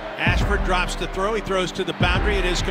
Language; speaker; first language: English; native; English